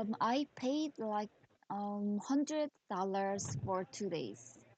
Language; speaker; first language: English; non-native, learner; Korean